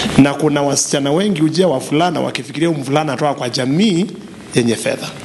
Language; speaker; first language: Swahili; non-native, local second language; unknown